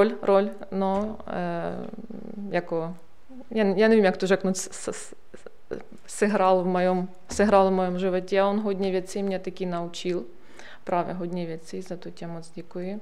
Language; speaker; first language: Czech; non-native, learner; Ukrainian